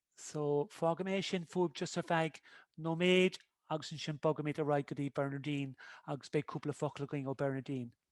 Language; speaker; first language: Irish; native; Irish